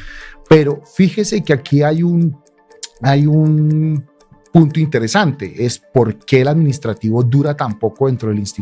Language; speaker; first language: Spanish; native; Spanish